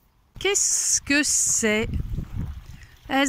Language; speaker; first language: French; non-native, fluent; Hungarian